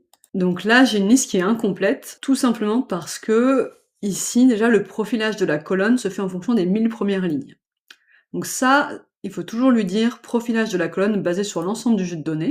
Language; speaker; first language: French; native; French